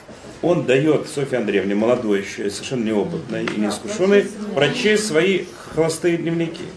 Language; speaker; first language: Russian; native; Russian